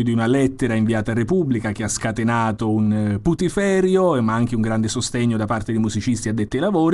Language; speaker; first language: Italian; native; Italian